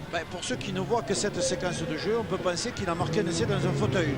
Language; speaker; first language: French; native; French